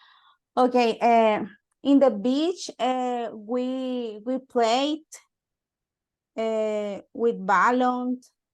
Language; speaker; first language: English; non-native, learner; Spanish